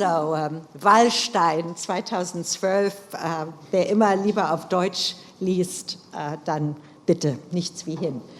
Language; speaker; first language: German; non-native, fluent; English